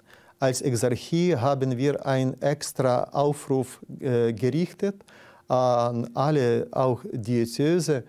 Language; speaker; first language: German; non-native, fluent; Ukrainian